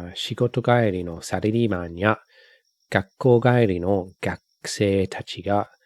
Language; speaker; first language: Japanese; non-native, learner; English